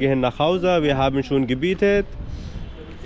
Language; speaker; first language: German; non-native, learner; Hindi